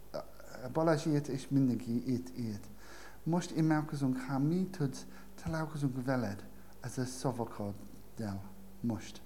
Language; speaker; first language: Hungarian; non-native, learner; English